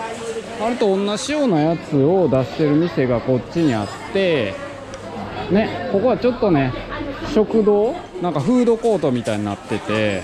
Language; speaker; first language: Japanese; native; Japanese